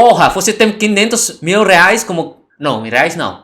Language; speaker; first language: Portuguese; non-native, learner; Indonesian